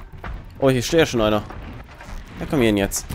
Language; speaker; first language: German; native; German